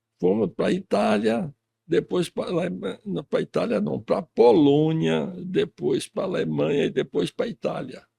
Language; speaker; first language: Portuguese; early bilingual, other home language; Russian